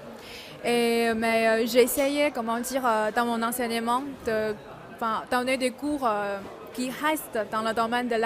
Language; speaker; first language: French; non-native, fluent; Chinese